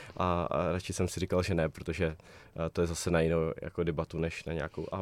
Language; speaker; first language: Czech; native; Czech